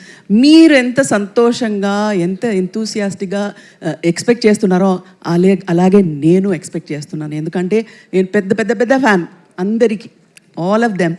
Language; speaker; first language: Telugu; non-native, fluent; Tamil